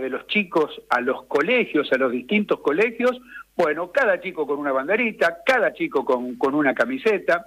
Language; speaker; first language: Spanish; native; Spanish